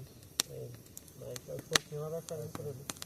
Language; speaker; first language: Portuguese; native; Portuguese